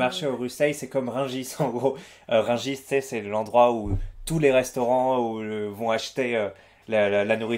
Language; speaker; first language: French; native; French